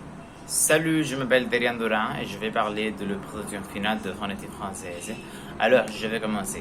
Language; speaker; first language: French; non-native, learner; Spanish